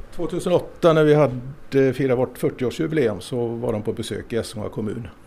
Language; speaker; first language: Swedish; native; Swedish